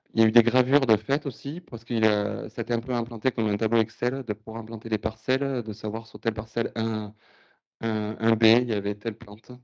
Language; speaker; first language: French; native; French